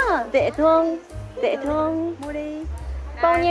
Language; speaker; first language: Vietnamese; non-native, learner; Japanese